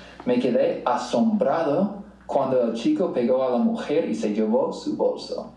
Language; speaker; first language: Spanish; non-native, fluent; English